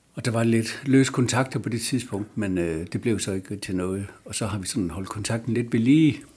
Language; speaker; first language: Danish; native; Danish